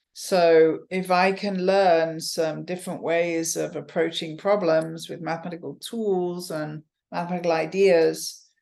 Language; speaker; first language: English; native; English